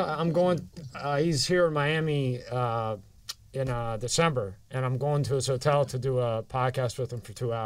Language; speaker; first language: English; native; English